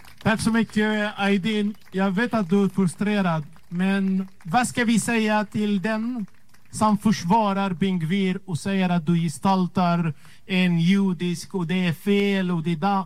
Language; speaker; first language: Swedish; non-native, fluent; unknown